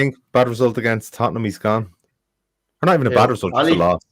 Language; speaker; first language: English; native; English